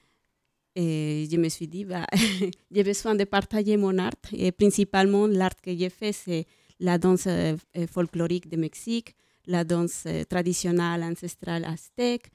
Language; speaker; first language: French; non-native, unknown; Spanish